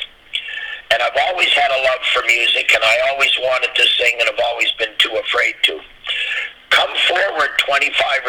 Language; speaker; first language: English; native; English